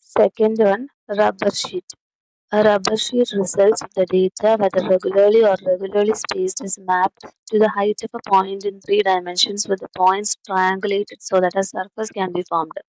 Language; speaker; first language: English; non-native, local second language; Malayalam